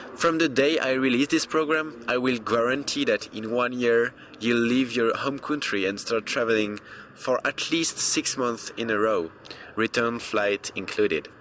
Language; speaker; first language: English; non-native, fluent; French